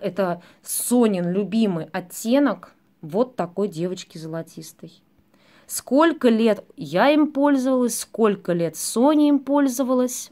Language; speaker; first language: Russian; native; Russian